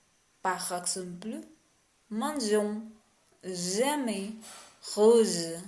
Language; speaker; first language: French; non-native, learner; Spanish